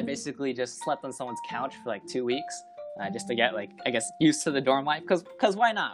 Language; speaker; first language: English; native; English